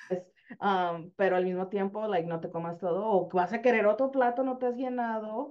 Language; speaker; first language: Spanish; early bilingual, heritage; Spanish